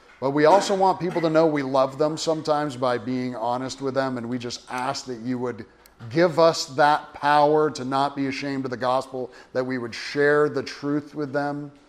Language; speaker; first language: English; native; English